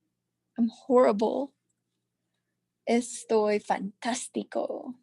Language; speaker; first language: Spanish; non-native, learner; English